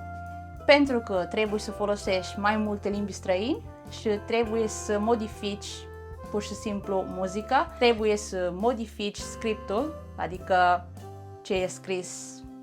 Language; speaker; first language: Romanian; non-native, fluent; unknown